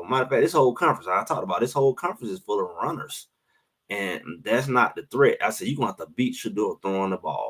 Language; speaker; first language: English; native; English